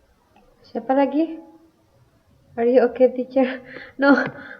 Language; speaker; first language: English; non-native, fluent; Indonesian